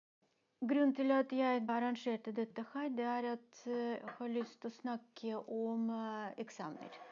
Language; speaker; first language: Norwegian; non-native, fluent; Russian